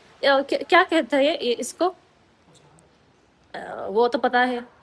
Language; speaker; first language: Hindi; non-native, local second language; Kannada